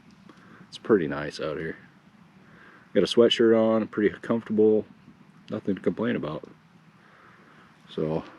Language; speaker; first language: English; native; English